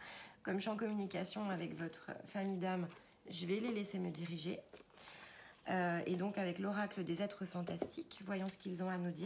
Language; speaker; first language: French; native; French